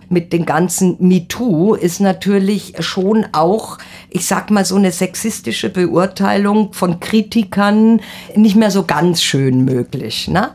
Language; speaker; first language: German; native; German